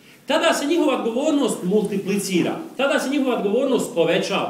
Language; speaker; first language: Serbian; native; Serbian